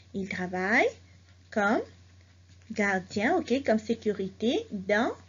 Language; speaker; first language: French; non-native, local second language; Morisyen